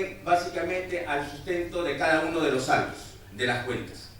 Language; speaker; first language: Spanish; native; Spanish